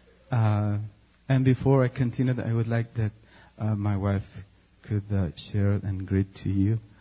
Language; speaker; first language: English; non-native, learner; Spanish